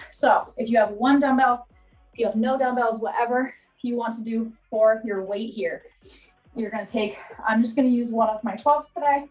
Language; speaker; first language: English; native; English